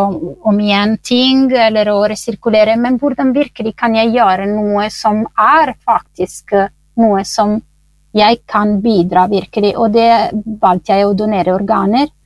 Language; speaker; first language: Norwegian; non-native, fluent; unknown